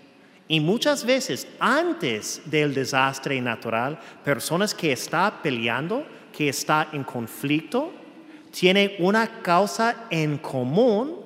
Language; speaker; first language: Spanish; non-native, fluent; English